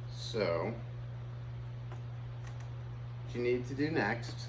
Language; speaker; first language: English; native; English